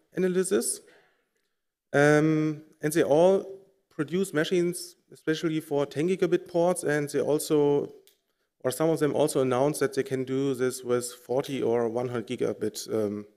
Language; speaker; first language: English; non-native, fluent; German